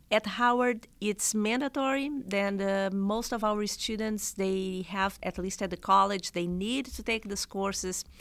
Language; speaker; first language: English; non-native, fluent; Portuguese